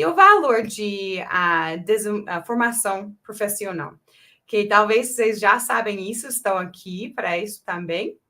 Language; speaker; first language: Portuguese; non-native, fluent; English